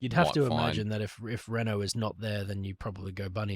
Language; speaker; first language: English; native; English